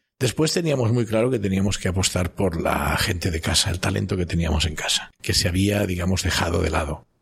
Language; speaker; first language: Spanish; non-native, local second language; Catalan